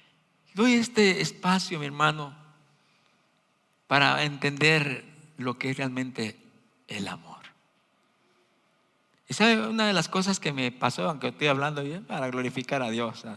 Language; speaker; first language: Spanish; native; Spanish